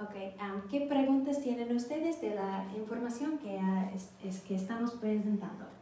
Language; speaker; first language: Spanish; non-native, learner; English